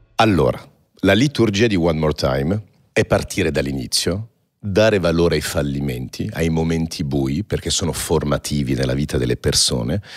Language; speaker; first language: Italian; native; Italian